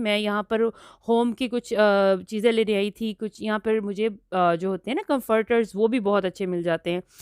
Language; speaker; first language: Urdu; non-native, local second language; Punjabi